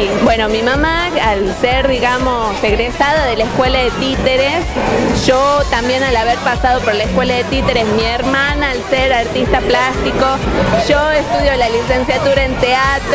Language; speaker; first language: Spanish; native; Spanish